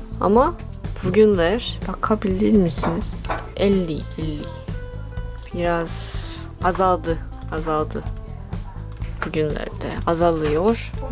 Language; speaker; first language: Turkish; non-native, learner; Korean